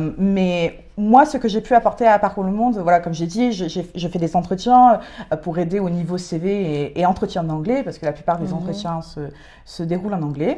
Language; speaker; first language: French; native; French